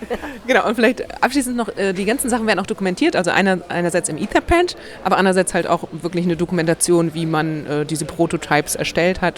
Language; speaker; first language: German; native; German